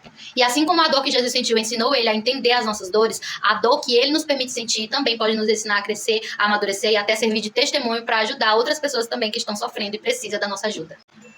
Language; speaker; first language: Portuguese; native; Portuguese